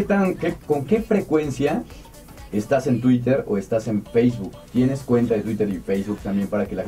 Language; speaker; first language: Spanish; native; Spanish